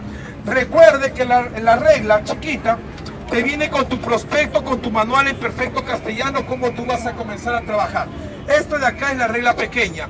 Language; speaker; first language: Spanish; native; Spanish